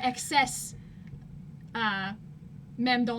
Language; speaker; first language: French; non-native, learner; English